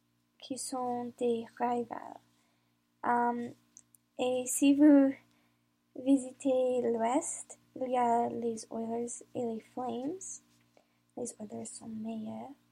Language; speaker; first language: French; non-native, learner; English